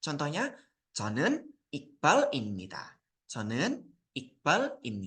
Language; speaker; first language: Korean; non-native, fluent; Indonesian